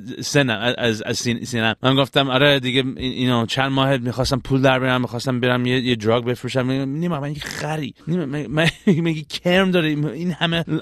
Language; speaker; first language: Persian; early bilingual, heritage; Persian